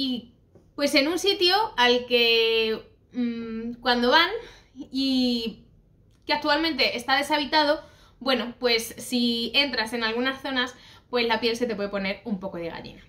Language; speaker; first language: Spanish; native; Spanish